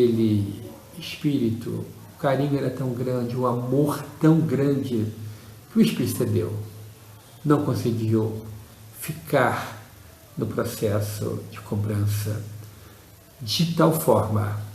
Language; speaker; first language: Portuguese; native; Portuguese